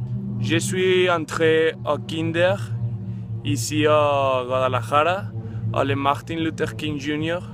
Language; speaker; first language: French; non-native, learner; Spanish